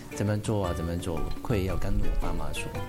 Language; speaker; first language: Chinese; non-native, local second language; Cantonese